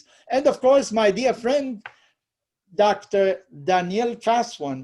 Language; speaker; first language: English; non-native, fluent; Spanish